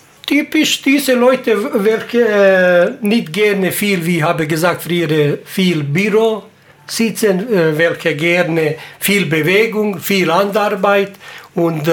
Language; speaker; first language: German; non-native, learner; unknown